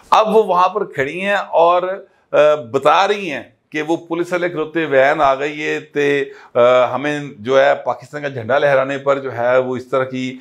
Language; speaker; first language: Urdu; non-native, local second language; Punjabi